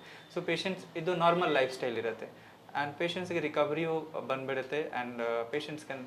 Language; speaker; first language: Kannada; non-native, local second language; Hindi